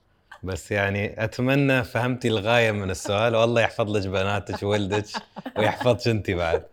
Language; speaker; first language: Arabic; native; Arabic